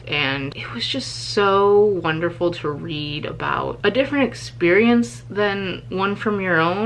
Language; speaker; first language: English; native; English